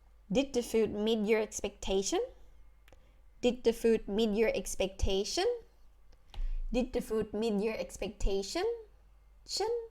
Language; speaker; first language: English; non-native, fluent; Thai